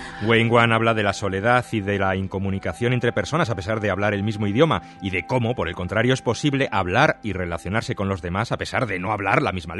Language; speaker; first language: Spanish; native; Spanish